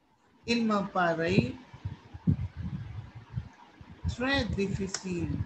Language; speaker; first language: French; non-native, learner; Hindi